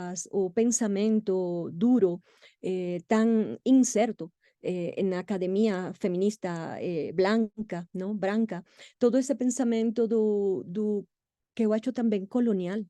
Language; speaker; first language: Portuguese; non-native, fluent; Spanish